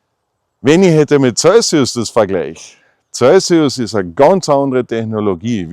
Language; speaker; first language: German; native; German